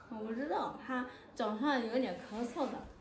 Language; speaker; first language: Chinese; non-native, fluent; Lao